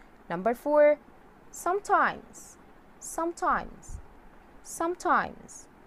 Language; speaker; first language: English; non-native, fluent; Arabic